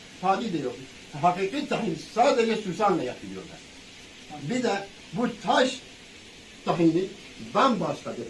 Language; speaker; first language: Turkish; non-native, local second language; Kurdish